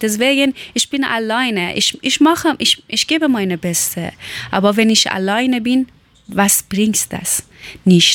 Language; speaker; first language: German; non-native, learner; Persian